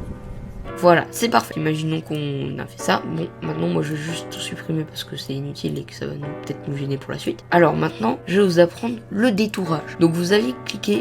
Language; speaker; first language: French; native; French